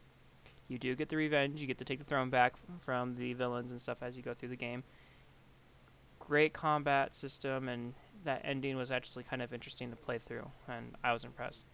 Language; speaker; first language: English; native; English